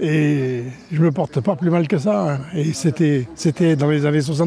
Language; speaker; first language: French; native; French